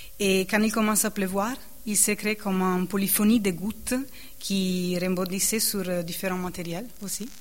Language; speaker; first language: French; non-native, fluent; Italian